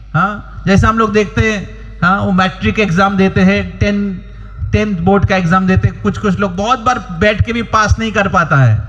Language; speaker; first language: Hindi; non-native, local second language; Bangla